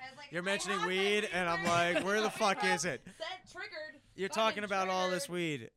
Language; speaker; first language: English; native; English